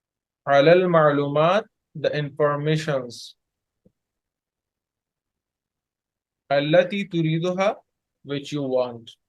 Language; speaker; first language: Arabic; non-native, fluent; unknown